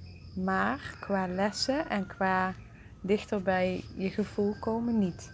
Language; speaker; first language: Dutch; native; Dutch